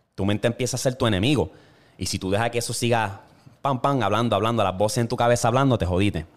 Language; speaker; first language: Spanish; native; Spanish